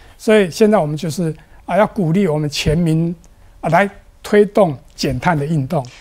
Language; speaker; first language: Chinese; native; Chinese